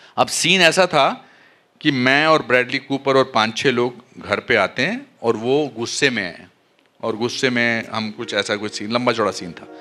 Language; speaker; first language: Hindi; native; Hindi